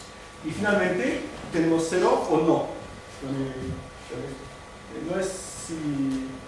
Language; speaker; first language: Spanish; non-native, fluent; French